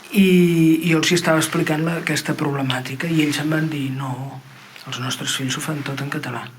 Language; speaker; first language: Catalan; native; Catalan